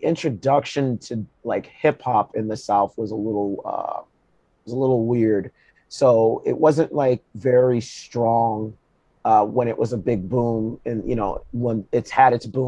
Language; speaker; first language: English; native; English